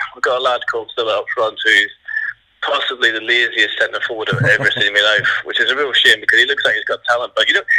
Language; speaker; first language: English; native; English